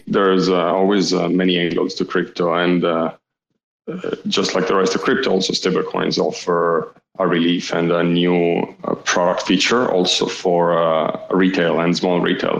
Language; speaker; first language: English; non-native, fluent; Italian